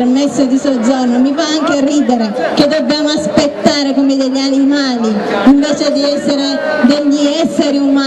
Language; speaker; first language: Italian; non-native, fluent; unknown